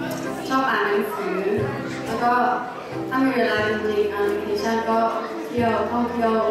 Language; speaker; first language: Thai; early bilingual, heritage; Thai